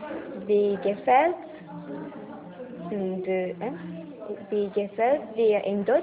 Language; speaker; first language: German; non-native, learner; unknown